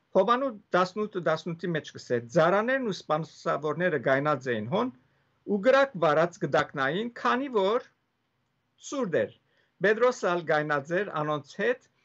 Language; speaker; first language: Armenian; early bilingual, heritage; Armenian